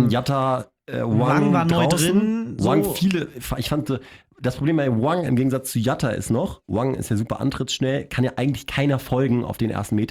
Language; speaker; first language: German; native; German